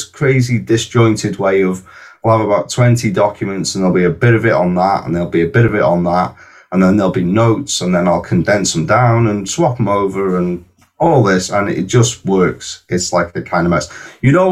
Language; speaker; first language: English; native; English